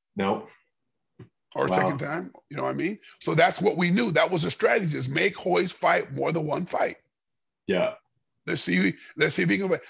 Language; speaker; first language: English; native; English